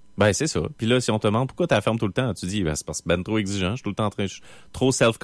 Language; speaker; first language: French; native; French